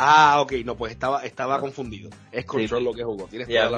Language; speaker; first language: Spanish; native; Spanish